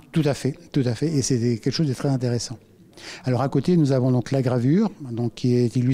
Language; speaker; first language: French; native; French